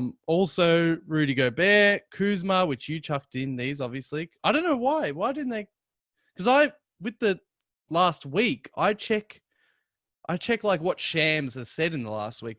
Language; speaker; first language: English; native; English